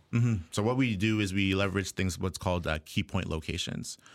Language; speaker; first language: English; native; English